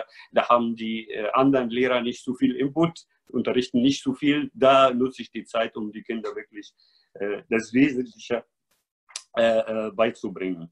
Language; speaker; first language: German; non-native, fluent; Arabic